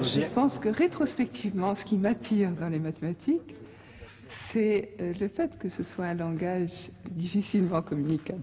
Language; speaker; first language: French; native; French